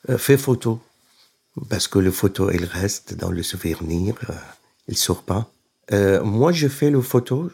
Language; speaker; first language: French; non-native, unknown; Arabic